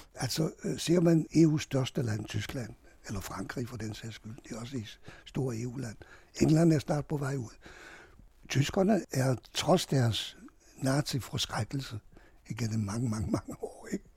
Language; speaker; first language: Danish; non-native, fluent; Hungarian